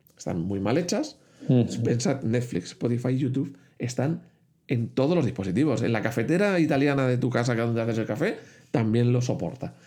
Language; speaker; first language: Spanish; native; Spanish